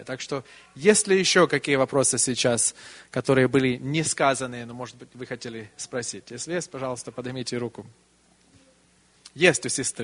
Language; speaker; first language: Russian; early bilingual, heritage; Russian